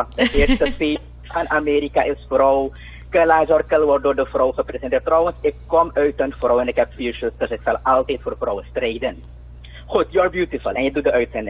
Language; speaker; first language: Dutch; native; Dutch